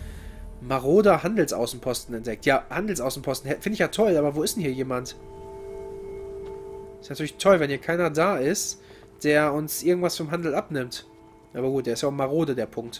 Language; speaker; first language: German; native; German